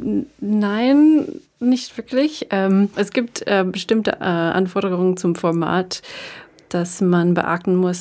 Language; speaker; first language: German; non-native, fluent; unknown